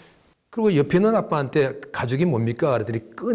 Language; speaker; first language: Korean; native; Korean